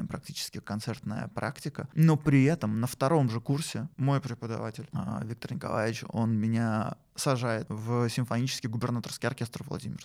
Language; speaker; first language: Russian; native; Russian